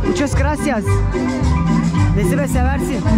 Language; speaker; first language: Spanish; non-native, learner; Turkish